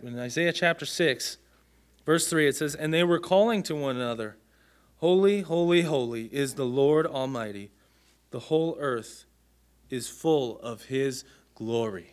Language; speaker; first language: English; native; English